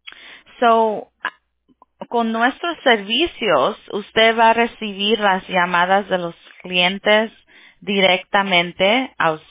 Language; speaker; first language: Spanish; early bilingual, heritage; Spanish